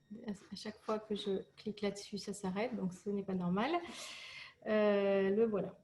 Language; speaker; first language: French; native; French